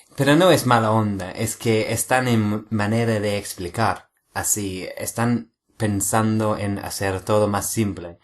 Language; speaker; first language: Spanish; non-native, fluent; English